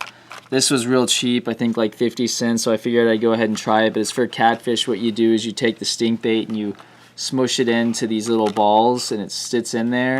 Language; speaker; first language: English; native; English